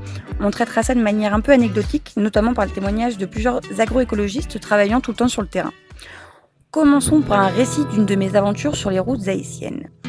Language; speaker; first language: French; native; French